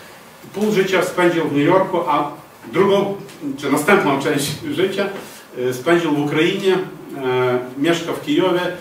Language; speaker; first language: Polish; non-native, fluent; Ukrainian